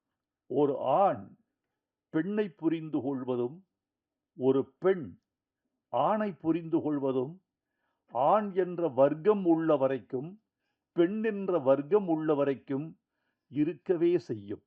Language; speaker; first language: Tamil; native; Tamil